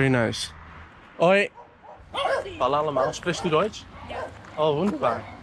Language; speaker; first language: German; non-native, learner; Dutch